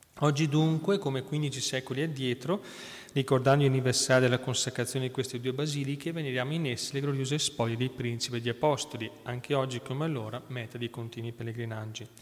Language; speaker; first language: Italian; native; Italian